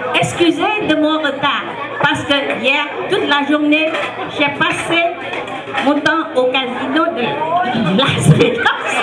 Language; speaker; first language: French; non-native, fluent; Vietnamese